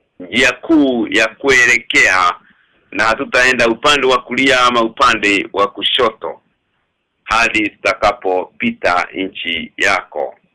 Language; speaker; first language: Swahili; native; Swahili